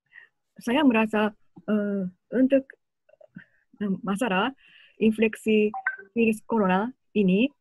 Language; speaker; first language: Indonesian; non-native, learner; Japanese